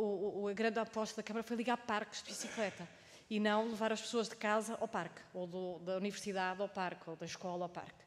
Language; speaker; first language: Portuguese; native; Portuguese